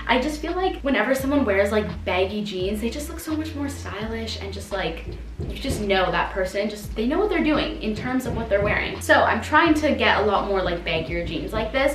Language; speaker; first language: English; native; English